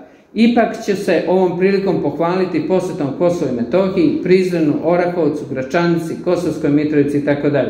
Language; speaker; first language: Serbian; native; Serbian